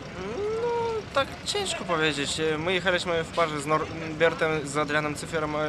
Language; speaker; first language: Polish; non-native, fluent; Russian